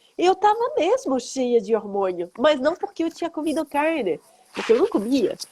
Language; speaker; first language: Portuguese; non-native, fluent; French